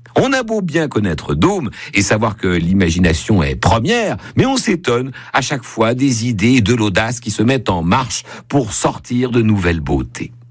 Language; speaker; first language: French; native; French